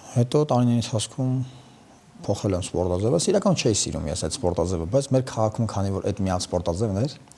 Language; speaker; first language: Armenian; native; Armenian